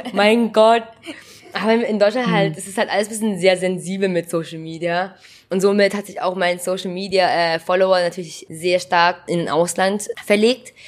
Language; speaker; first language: German; early bilingual, other home language; Vietnamese